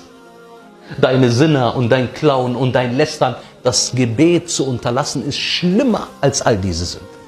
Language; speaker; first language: German; early bilingual, other home language; Arabic